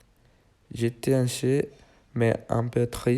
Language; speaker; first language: French; non-native, learner; Spanish